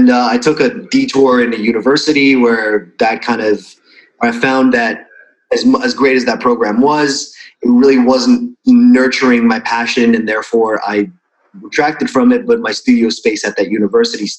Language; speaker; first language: English; non-native, fluent; Russian